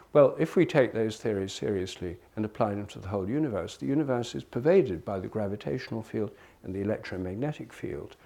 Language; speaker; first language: English; native; English